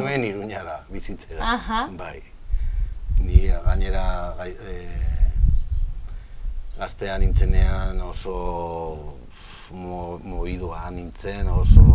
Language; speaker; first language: Basque; non-native, local second language; Spanish